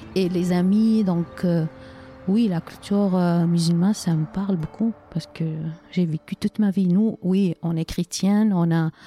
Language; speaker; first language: French; non-native, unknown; Arabic